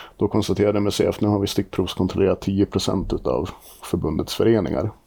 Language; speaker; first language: Swedish; native; Swedish